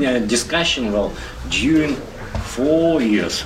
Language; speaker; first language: English; non-native, learner; Russian